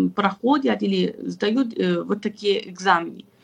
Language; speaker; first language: Russian; non-native, fluent; Persian